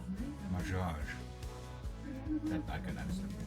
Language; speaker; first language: English; non-native, fluent; Finnish